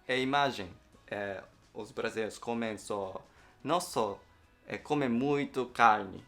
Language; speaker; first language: Portuguese; non-native, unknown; Japanese